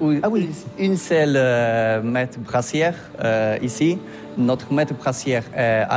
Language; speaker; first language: French; non-native, learner; Polish